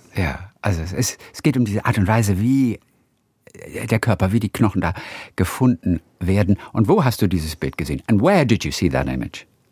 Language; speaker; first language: German; native; German